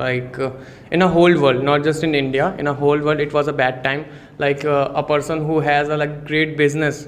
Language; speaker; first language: English; non-native, local second language; Hindi